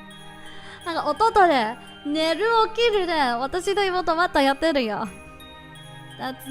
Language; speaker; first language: Japanese; non-native, learner; English